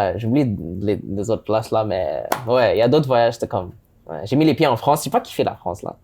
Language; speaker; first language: French; early bilingual, other home language; English